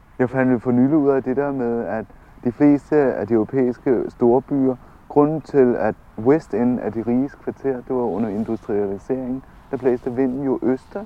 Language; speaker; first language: Danish; early bilingual, other home language; Vietnamese